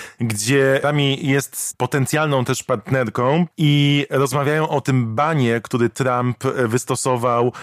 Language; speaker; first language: Polish; native; Polish